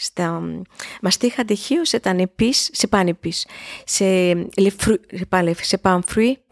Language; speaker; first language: French; non-native, fluent; Greek